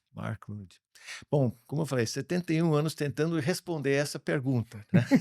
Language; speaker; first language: Portuguese; early bilingual, other home language; English